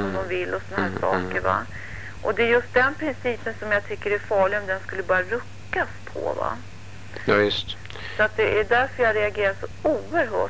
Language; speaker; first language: Swedish; native; Swedish